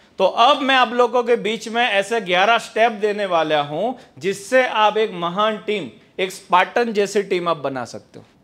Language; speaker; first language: Hindi; non-native, local second language; Gujarati